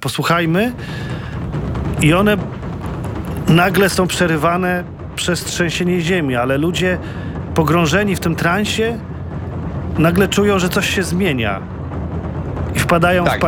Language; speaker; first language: Polish; native; Polish